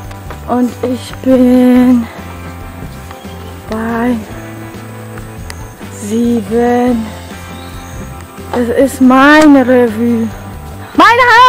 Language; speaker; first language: German; non-native, fluent; Polish